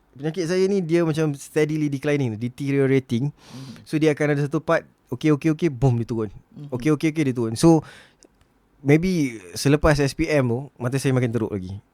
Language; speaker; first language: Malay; native; Malay